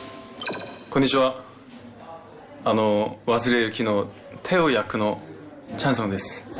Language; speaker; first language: Japanese; non-native, fluent; Korean